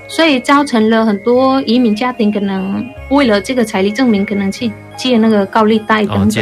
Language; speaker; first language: Chinese; non-native, fluent; Khmer